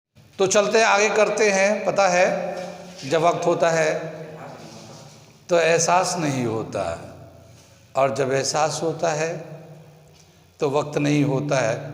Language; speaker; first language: Hindi; native; Hindi